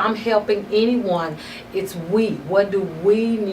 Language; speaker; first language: English; native; English